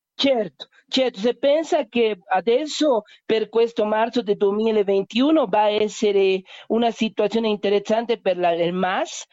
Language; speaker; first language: Italian; non-native, learner; Spanish